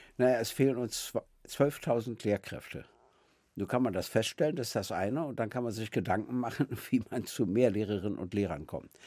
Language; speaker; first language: German; native; German